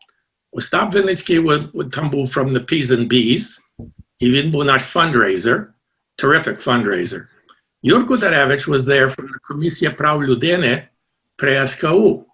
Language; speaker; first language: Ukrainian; early bilingual, heritage; Ukrainian